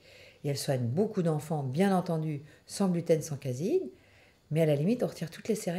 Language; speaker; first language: French; native; French